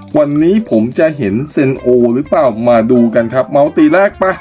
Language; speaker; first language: Thai; native; Thai